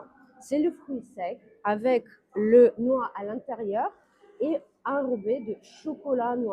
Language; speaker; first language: French; non-native, fluent; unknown